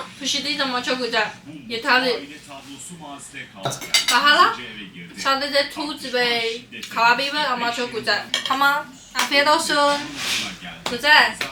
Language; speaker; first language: Turkish; non-native, learner; Chinese